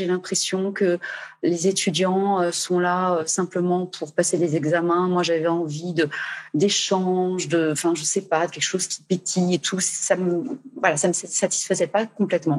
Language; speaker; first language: French; native; French